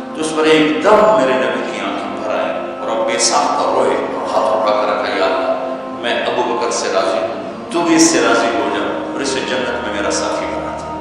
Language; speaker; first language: Urdu; non-native, local second language; Punjabi